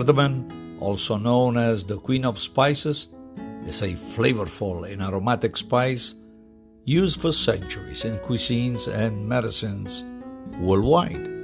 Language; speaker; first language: English; non-native, fluent; Italian